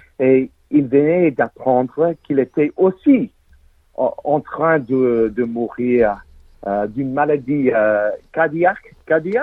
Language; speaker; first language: French; non-native, learner; English